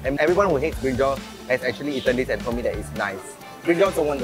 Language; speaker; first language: English; non-native, local second language; Tamil